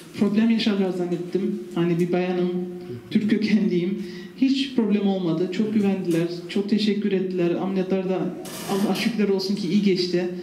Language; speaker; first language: Turkish; early bilingual, heritage; Turkish